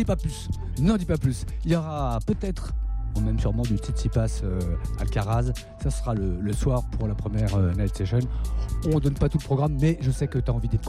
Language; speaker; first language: French; native; French